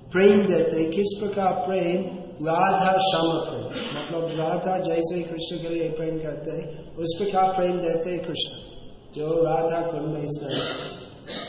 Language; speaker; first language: Hindi; non-native, fluent; English